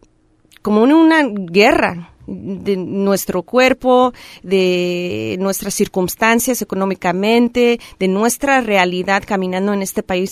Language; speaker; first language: Spanish; early bilingual, heritage; Spanish